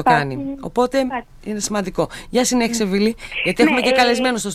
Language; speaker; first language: Greek; native; Greek